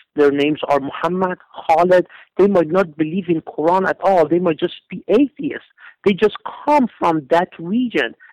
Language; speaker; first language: English; non-native, fluent; Persian